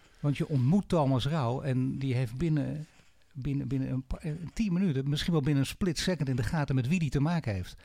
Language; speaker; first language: Dutch; native; Dutch